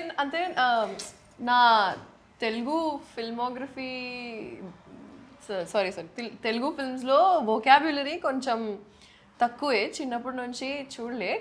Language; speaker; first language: Telugu; non-native, local second language; Urdu